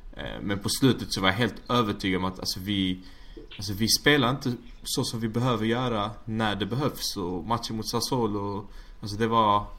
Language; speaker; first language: Swedish; early bilingual, other home language; Arabic